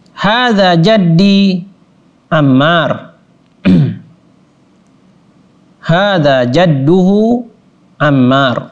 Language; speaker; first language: Arabic; non-native, fluent; Indonesian